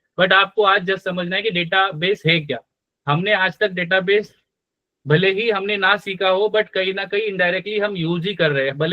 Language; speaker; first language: Hindi; non-native, local second language; Marathi